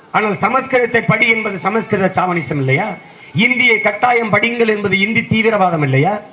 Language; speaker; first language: Tamil; native; Tamil